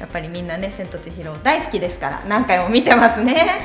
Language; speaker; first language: Japanese; native; Japanese